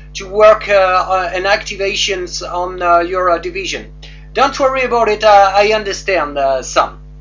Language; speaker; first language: English; non-native, learner; French